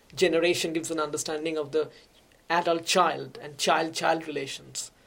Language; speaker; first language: English; non-native, local second language; Bangla